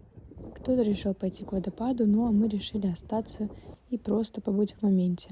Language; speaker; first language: Russian; native; Russian